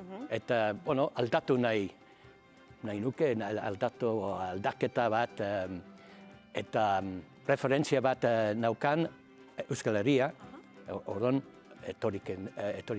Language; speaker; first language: Basque; non-native, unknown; English